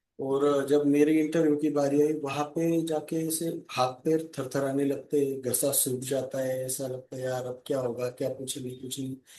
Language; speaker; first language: Hindi; non-native, local second language; Marathi